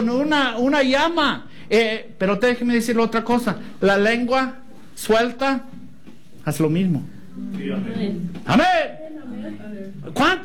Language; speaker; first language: Spanish; non-native, fluent; English